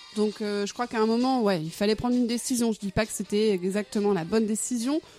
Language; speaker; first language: French; native; French